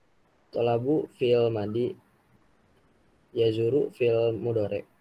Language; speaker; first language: Arabic; non-native, learner; Indonesian